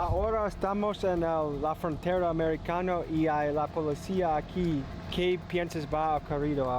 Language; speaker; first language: Spanish; non-native, learner; English